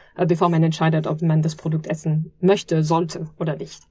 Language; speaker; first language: German; non-native, fluent; French